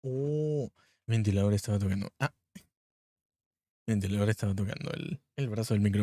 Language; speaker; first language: Spanish; native; Spanish